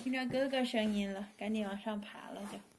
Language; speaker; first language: Chinese; native; Chinese